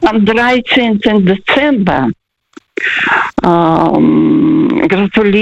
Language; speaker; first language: German; early bilingual, other home language; Russian